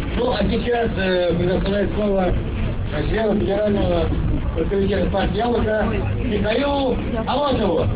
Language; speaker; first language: Russian; native; Russian